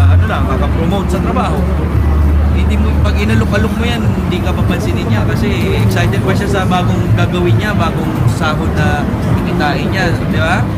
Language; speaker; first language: Filipino; non-native, local second language; Bikol